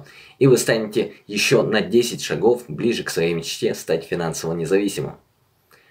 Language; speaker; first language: Russian; native; Russian